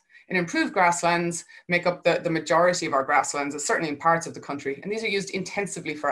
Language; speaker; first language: English; native; English